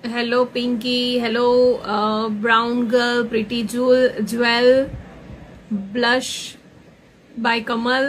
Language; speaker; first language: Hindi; non-native, local second language; Gujarati